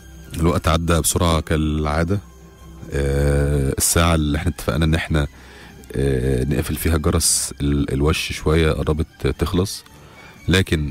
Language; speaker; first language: Arabic; native; Arabic